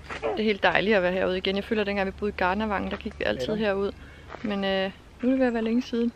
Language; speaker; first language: Danish; native; Danish